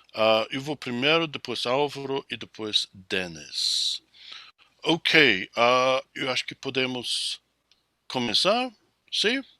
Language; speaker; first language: Portuguese; non-native, fluent; English